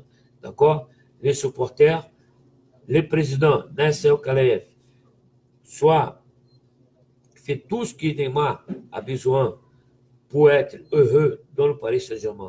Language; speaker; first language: French; non-native, fluent; Portuguese